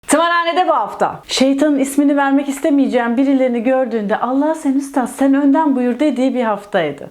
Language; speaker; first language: Turkish; native; Turkish